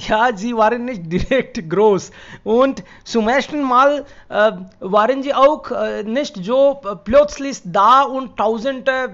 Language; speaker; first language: German; non-native, fluent; Hindi